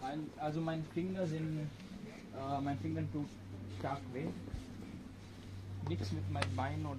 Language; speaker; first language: German; non-native, fluent; Hindi